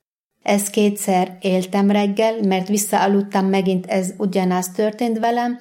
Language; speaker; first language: Hungarian; non-native, fluent; Arabic